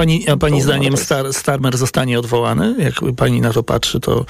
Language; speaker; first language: Polish; native; Polish